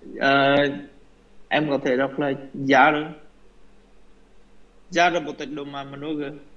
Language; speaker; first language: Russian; non-native, learner; Vietnamese